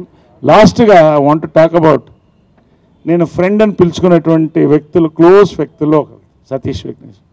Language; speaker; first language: Telugu; native; Telugu